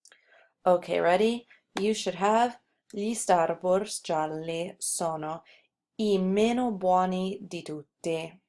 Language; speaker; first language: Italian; non-native, fluent; English